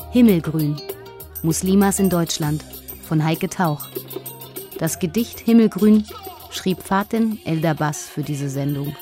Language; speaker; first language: German; native; German